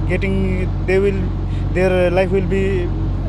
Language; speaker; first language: English; non-native, learner; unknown